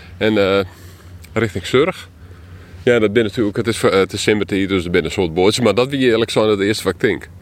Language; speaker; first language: Dutch; non-native, local second language; Western Frisian